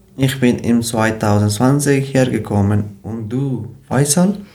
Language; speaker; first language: German; non-native, learner; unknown